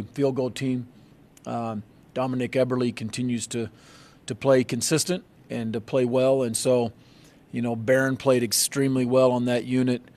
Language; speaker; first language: English; native; English